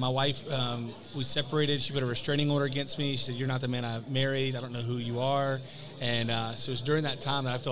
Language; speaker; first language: English; native; English